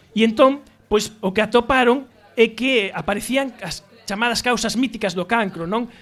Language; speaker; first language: Galician; native; Galician